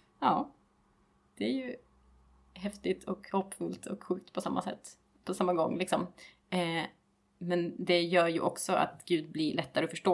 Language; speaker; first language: Swedish; native; Swedish